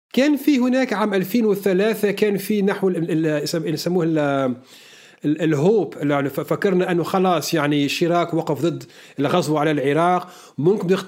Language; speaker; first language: Arabic; early bilingual, heritage; Arabic